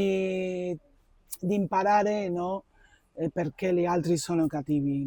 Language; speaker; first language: Italian; non-native, fluent; Spanish